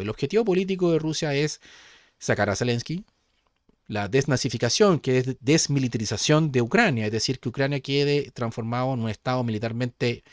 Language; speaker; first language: Spanish; native; Spanish